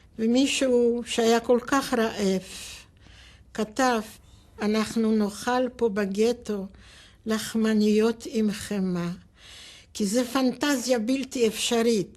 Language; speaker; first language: Hebrew; non-native, fluent; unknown